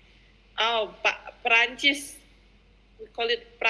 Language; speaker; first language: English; non-native, fluent; Indonesian